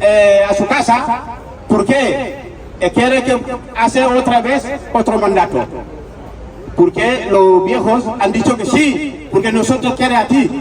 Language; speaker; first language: Spanish; non-native, learner; Wolof